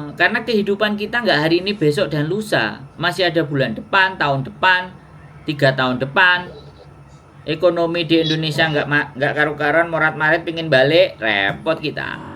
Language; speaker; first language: Indonesian; non-native, local second language; Javanese